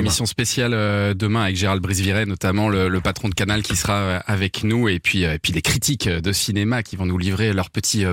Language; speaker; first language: French; native; French